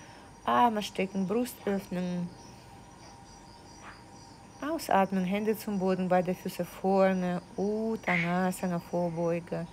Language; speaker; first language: German; non-native, fluent; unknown